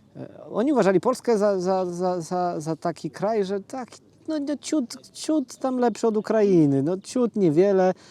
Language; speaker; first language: Polish; native; Polish